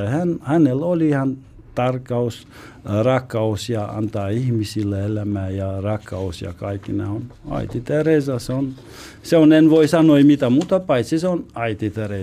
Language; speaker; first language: Finnish; non-native, learner; Albanian